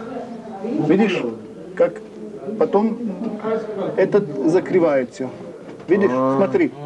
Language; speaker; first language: Russian; non-native, learner; French